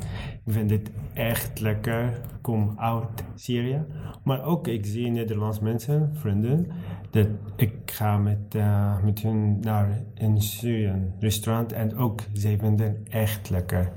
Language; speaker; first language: Dutch; non-native, learner; Arabic